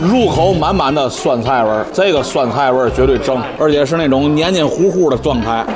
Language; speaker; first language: Chinese; native; Chinese